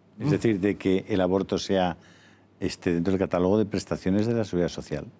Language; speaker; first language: Spanish; native; Spanish